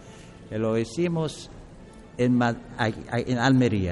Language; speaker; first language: Spanish; non-native, learner; Arabic